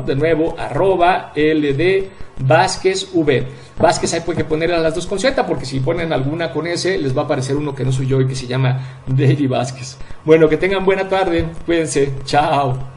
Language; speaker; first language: Spanish; native; Spanish